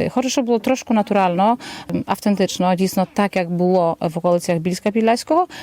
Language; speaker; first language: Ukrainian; early bilingual, heritage; Ukrainian